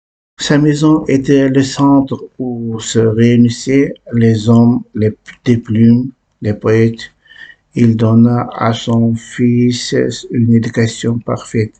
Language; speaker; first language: French; non-native, learner; Uzbek